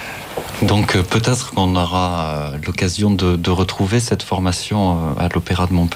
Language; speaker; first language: French; native; French